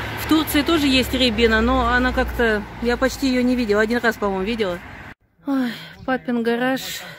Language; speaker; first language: Russian; native; Russian